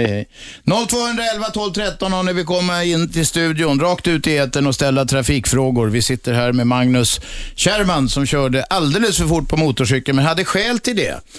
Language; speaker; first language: Swedish; native; Swedish